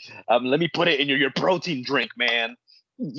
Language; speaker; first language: English; native; English